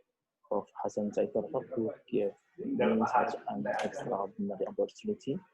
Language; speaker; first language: English; non-native, learner; Indonesian